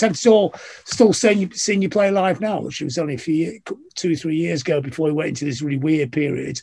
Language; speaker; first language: English; native; English